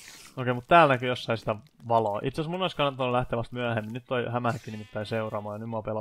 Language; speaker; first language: Finnish; native; Finnish